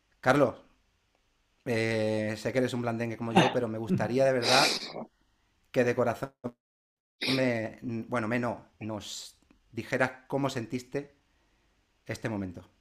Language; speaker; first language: Spanish; native; Spanish